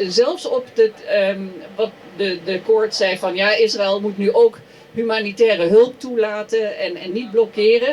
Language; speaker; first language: Dutch; native; Dutch